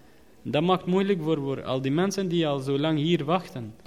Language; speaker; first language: Dutch; non-native, learner; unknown